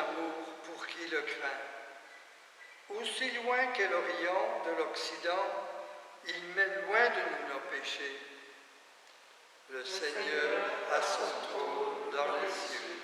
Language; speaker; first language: French; native; French